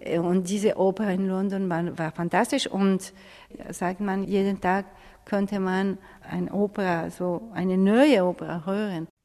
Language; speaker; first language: German; non-native, fluent; Italian